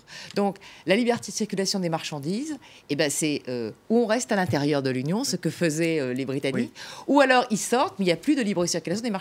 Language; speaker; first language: French; native; French